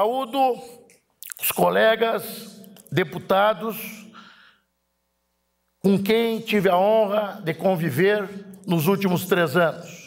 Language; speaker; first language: Portuguese; native; Portuguese